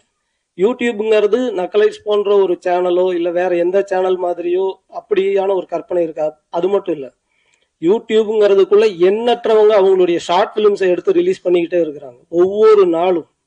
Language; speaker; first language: Tamil; native; Tamil